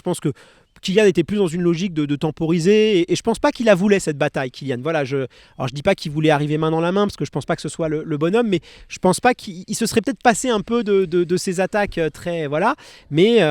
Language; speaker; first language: French; native; French